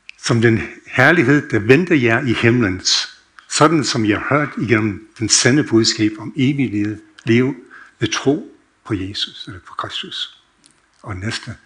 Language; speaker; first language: Danish; non-native, fluent; English